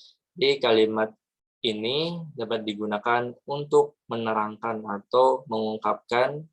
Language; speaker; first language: Indonesian; native; Indonesian